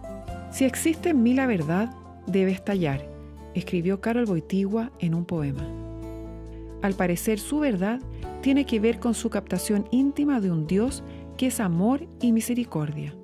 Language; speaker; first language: Spanish; native; Spanish